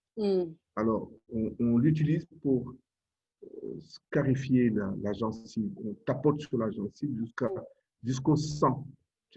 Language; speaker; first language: French; non-native, local second language; Wolof